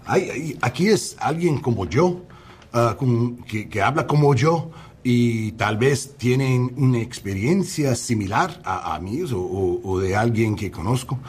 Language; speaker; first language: Spanish; non-native, learner; English